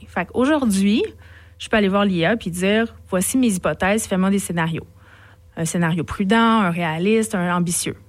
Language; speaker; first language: French; native; French